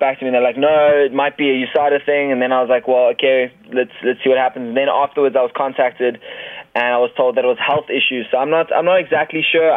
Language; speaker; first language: English; native; English